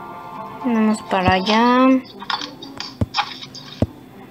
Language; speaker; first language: Spanish; native; Spanish